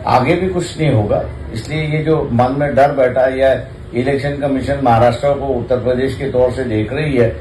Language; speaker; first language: Hindi; non-native, local second language; Marathi